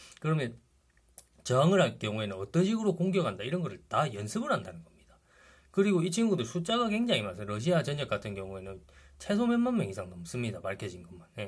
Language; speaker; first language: Korean; native; Korean